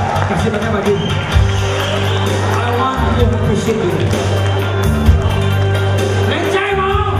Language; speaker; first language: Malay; native; Malay